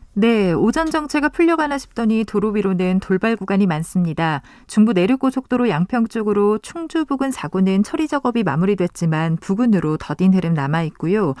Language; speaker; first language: Korean; native; Korean